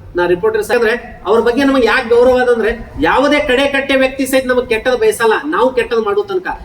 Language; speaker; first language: Kannada; non-native, local second language; Lambadi